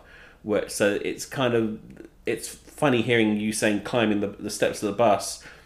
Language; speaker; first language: English; native; English